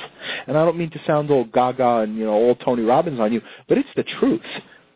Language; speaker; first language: English; native; English